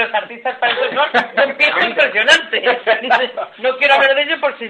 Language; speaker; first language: Spanish; native; Spanish